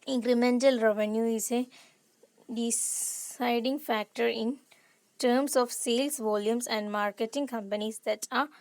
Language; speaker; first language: English; non-native, local second language; Malayalam